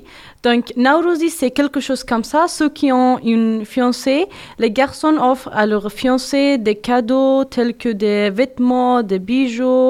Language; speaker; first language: French; non-native, learner; Persian